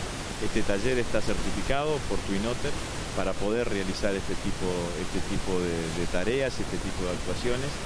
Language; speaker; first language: Spanish; native; Spanish